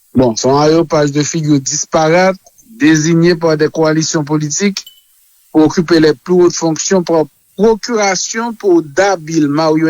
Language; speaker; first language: French; non-native, local second language; Haitian Creole